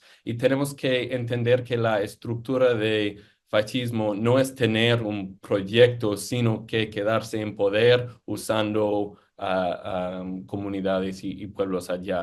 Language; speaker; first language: Spanish; non-native, fluent; English